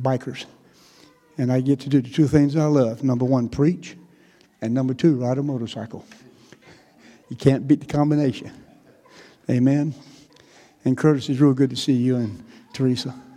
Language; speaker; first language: English; native; English